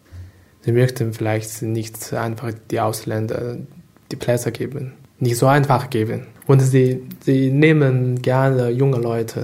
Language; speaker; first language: German; non-native, fluent; Chinese